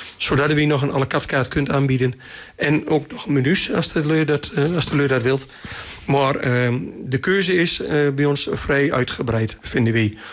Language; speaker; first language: Dutch; native; Dutch